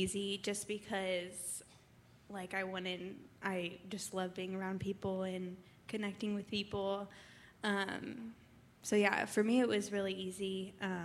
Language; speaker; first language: English; native; English